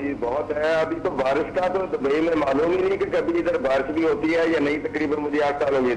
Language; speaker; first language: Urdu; non-native, local second language; Punjabi